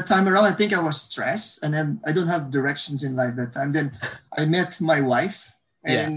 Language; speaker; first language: English; non-native, local second language; Hiligaynon